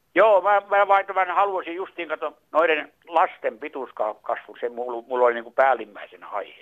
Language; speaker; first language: Finnish; native; Finnish